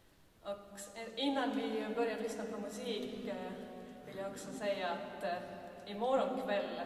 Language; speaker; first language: Swedish; non-native, fluent; Estonian